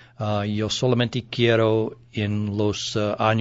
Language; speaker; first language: Spanish; non-native, learner; English